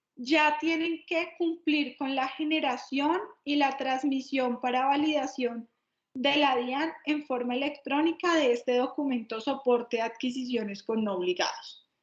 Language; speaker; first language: Spanish; native; Spanish